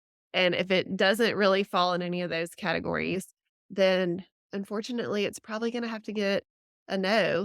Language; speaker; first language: English; native; English